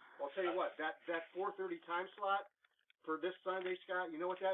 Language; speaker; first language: English; native; English